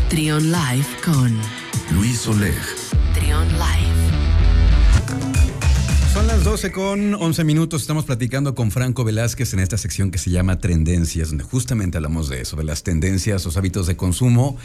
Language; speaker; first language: Spanish; native; Spanish